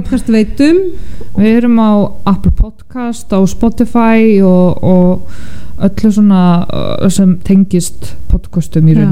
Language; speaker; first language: Icelandic; non-native, fluent; Polish